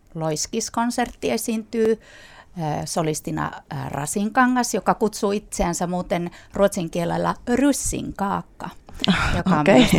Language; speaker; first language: Finnish; native; Finnish